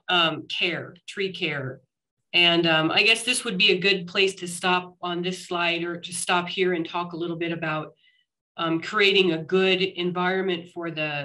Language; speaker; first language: English; native; English